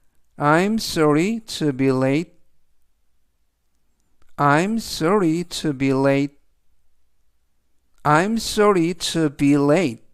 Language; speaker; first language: English; non-native, fluent; Korean